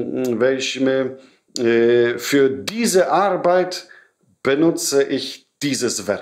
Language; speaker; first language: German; non-native, fluent; Polish